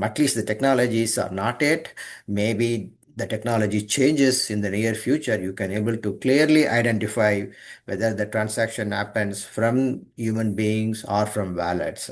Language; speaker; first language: English; non-native, local second language; Tamil